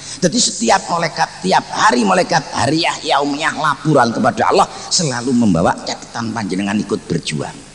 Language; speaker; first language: Indonesian; non-native, local second language; Javanese